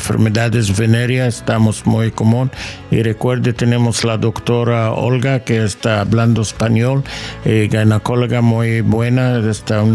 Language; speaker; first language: Spanish; non-native, learner; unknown